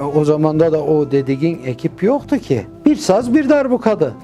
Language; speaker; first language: Turkish; early bilingual, heritage; Turkish